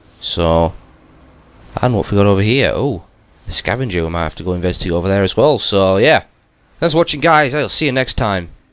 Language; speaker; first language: English; native; English